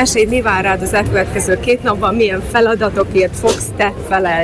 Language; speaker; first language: Hungarian; native; Hungarian